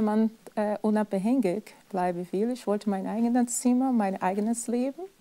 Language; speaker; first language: German; non-native, fluent; Portuguese